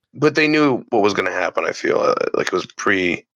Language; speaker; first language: English; early bilingual, other home language; Italian